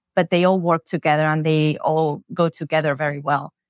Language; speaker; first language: English; non-native, fluent; Spanish